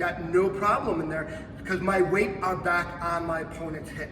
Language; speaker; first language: English; native; English